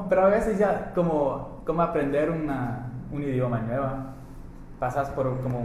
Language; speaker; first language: Spanish; non-native, fluent; English